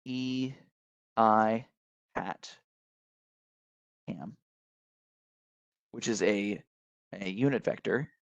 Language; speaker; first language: English; native; English